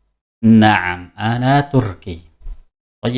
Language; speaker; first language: Arabic; non-native, fluent; Indonesian